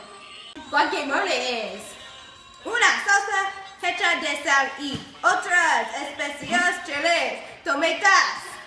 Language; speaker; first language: Spanish; non-native, learner; English